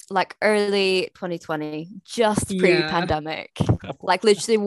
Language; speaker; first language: English; native; English